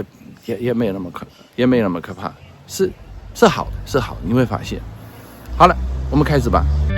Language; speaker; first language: Chinese; non-native, fluent; Dutch